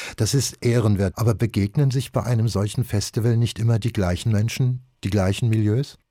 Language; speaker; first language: German; native; German